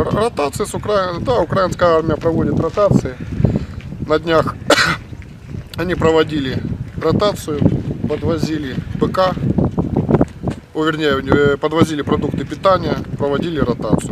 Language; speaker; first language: Russian; native; Russian